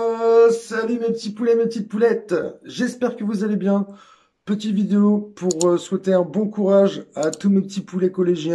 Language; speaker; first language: French; native; French